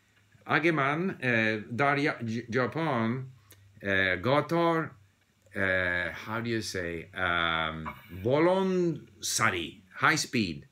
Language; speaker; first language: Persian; non-native, learner; English